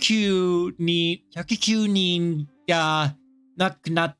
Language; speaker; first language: Japanese; non-native, learner; English